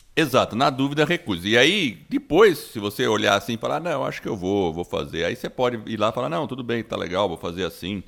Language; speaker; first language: Portuguese; non-native, fluent; English